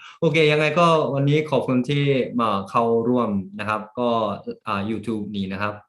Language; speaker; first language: Thai; early bilingual, heritage; Japanese